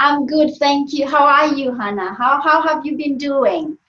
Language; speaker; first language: English; non-native, fluent; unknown